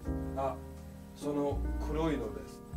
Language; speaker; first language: Japanese; non-native, learner; English